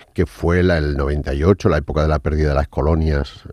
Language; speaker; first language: Spanish; non-native, fluent; Arabic